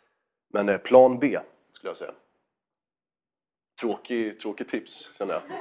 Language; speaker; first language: Swedish; native; Swedish